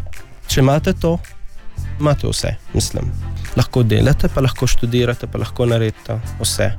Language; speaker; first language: Slovenian; non-native, fluent; Arabic